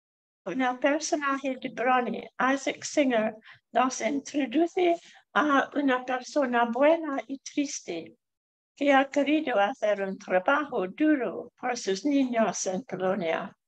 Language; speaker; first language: Spanish; non-native, fluent; English